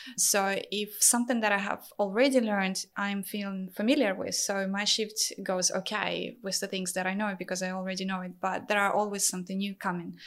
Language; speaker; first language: English; non-native, fluent; Ukrainian